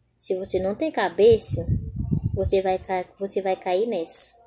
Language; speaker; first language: Portuguese; non-native, learner; Haitian Creole